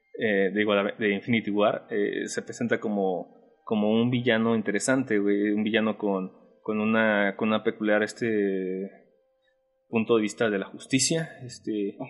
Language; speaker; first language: Spanish; native; Spanish